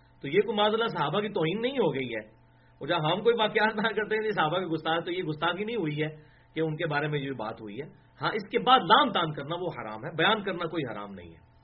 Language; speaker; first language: Urdu; non-native, local second language; Punjabi